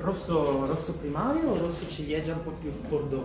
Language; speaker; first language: Italian; native; Italian